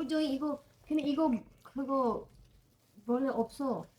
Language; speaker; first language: Korean; non-native, learner; Burmese